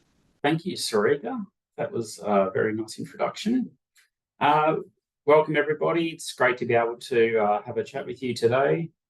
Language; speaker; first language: English; native; English